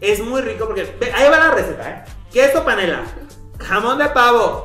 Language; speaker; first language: Spanish; native; Spanish